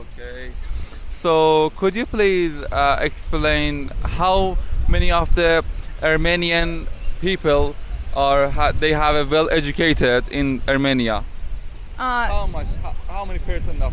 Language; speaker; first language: English; non-native, learner; Chinese